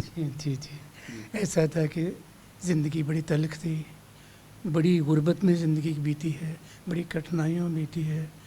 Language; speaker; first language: Hindi; non-native, local second language; Dogri